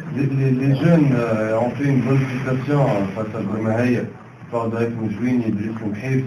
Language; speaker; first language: French; non-native, local second language; Arabic